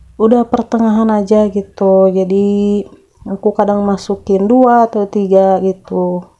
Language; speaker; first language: Indonesian; non-native, local second language; Sundanese